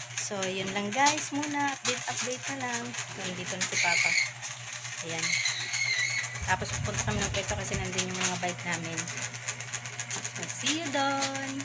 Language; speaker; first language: Filipino; native; Filipino